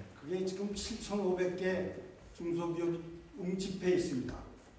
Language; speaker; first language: Korean; native; Korean